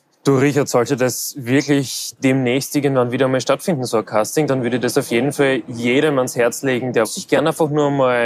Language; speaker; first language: German; native; German